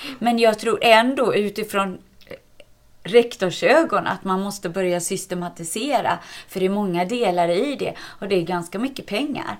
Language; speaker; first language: Swedish; native; Swedish